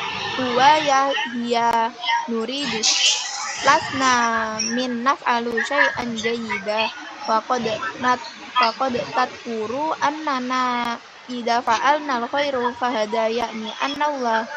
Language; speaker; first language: Arabic; non-native, learner; Indonesian